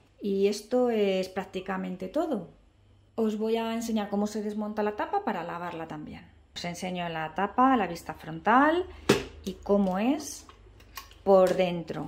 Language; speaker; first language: Spanish; native; Spanish